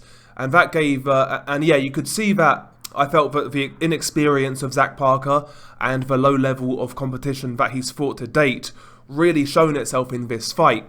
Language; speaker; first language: English; native; English